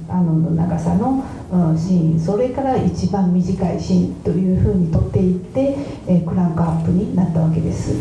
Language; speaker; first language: Japanese; native; Japanese